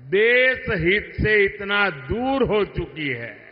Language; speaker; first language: Hindi; non-native, local second language; Gujarati